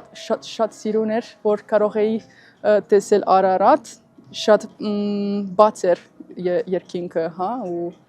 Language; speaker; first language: Armenian; non-native, learner; Italian